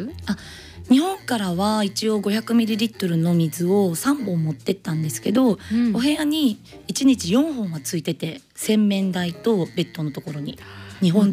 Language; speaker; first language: Japanese; native; Japanese